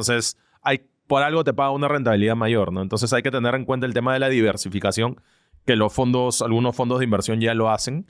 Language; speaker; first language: Spanish; native; Spanish